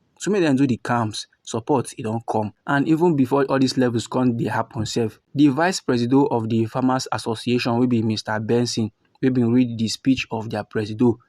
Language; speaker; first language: Nigerian Pidgin; native; Nigerian Pidgin